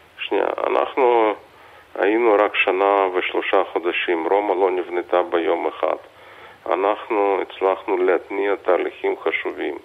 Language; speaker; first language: Hebrew; non-native, fluent; Russian